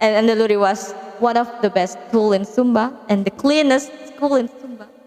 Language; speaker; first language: English; non-native, learner; Indonesian